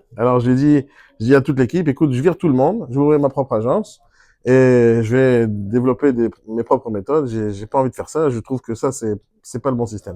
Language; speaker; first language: French; non-native, fluent; Hebrew